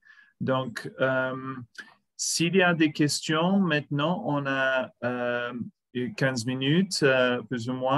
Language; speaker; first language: French; non-native, fluent; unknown